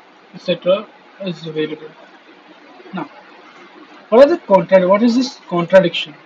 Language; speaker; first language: English; non-native, local second language; Hindi